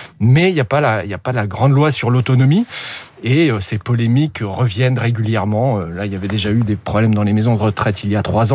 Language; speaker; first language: French; native; French